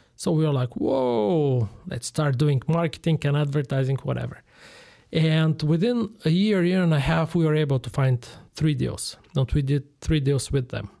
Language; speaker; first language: English; non-native, fluent; Bulgarian